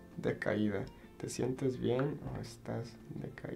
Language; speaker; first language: Spanish; non-native, fluent; English